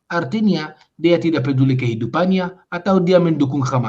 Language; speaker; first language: Indonesian; non-native, fluent; Hebrew